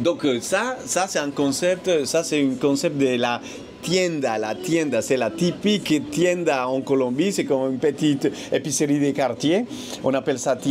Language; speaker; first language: French; non-native, fluent; Spanish